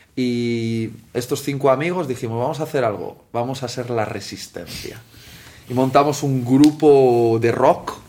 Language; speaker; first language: Spanish; native; Spanish